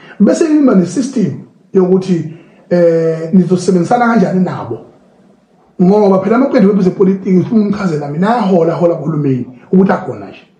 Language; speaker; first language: Zulu; native; Zulu